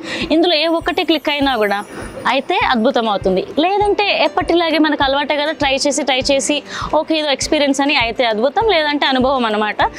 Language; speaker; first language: Telugu; native; Telugu